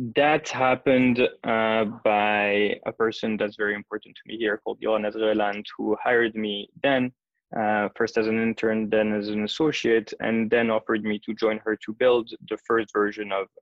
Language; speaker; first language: English; non-native, fluent; French